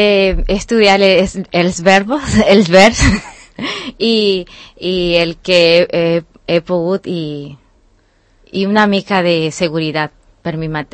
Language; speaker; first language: Catalan; non-native, learner; Spanish